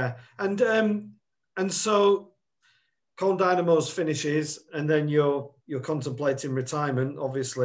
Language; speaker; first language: English; native; English